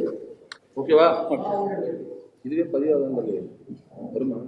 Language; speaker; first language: Tamil; native; Tamil